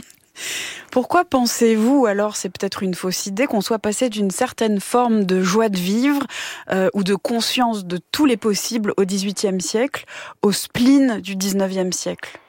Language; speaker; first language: French; native; French